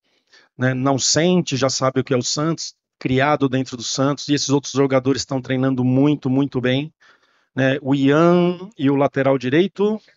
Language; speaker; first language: Portuguese; native; Portuguese